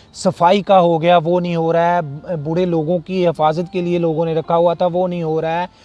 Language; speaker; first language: Urdu; non-native, local second language; Punjabi